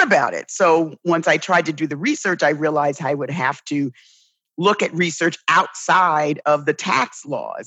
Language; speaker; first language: English; native; English